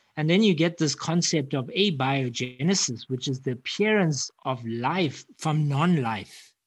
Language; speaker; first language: English; native; English